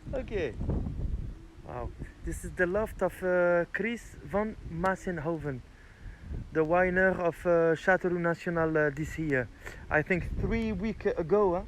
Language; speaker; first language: English; non-native, learner; French